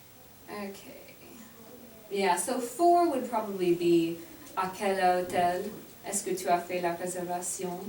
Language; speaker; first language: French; non-native, fluent; English